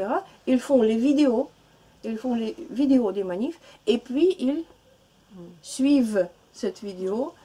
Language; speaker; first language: French; non-native, learner; Russian